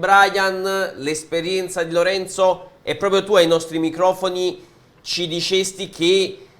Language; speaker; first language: Italian; native; Italian